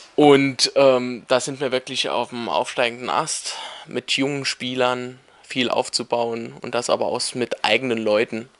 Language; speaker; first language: German; native; German